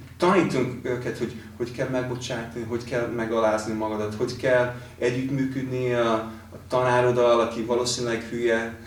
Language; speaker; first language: Hungarian; non-native, fluent; English